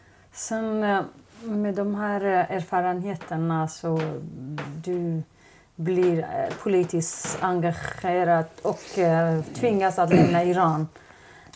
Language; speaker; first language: Swedish; non-native, fluent; Kurdish